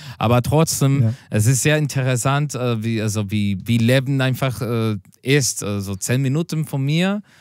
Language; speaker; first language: German; non-native, learner; Spanish